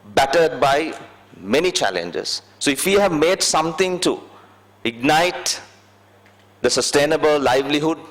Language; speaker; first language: English; non-native, local second language; Sinhala